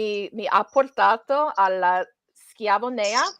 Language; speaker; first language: Italian; non-native, learner; English